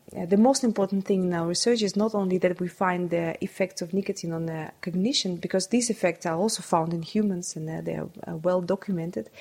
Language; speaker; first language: English; non-native, fluent; Russian